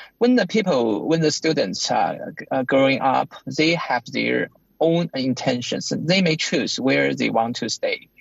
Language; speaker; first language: English; non-native, fluent; Chinese